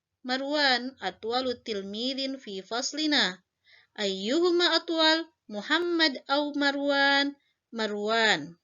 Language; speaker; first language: Arabic; non-native, fluent; Indonesian